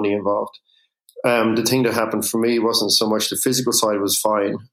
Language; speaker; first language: English; native; English